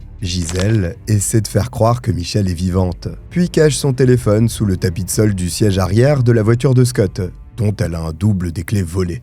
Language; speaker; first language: French; native; French